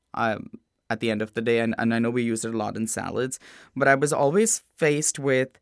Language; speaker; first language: English; non-native, local second language; Hindi